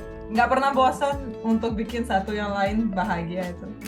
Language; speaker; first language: Indonesian; non-native, fluent; Russian